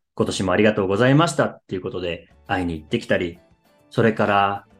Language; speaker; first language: Japanese; native; Japanese